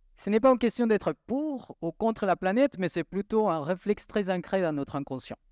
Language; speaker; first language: French; non-native, fluent; Spanish